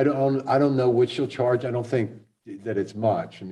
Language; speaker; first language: English; native; English